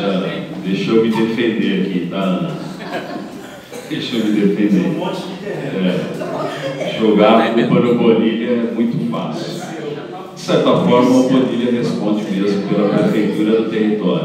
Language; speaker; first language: Portuguese; native; Portuguese